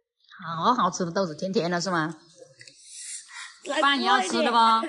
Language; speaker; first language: Chinese; native; Chinese